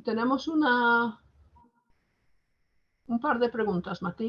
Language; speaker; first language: Spanish; non-native, fluent; English